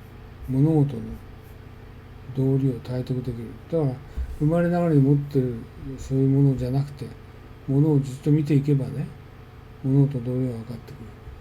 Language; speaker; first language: Japanese; native; Japanese